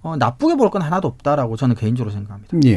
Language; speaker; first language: Korean; native; Korean